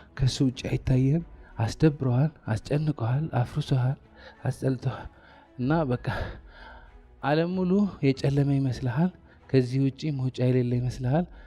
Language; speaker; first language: Amharic; non-native, local second language; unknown